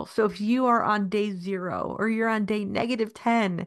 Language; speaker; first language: English; native; English